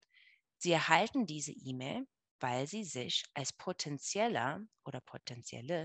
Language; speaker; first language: German; non-native, fluent; English